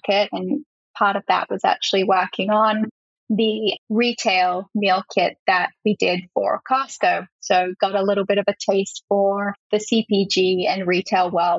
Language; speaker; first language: English; native; English